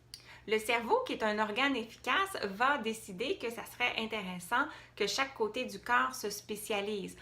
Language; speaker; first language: French; native; French